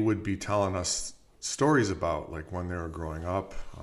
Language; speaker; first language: English; native; English